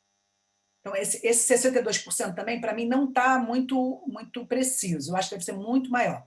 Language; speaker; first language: Portuguese; native; Portuguese